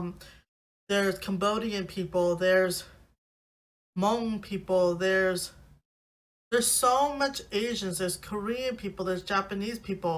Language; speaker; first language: English; native; English